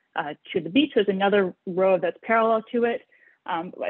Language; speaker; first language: English; native; English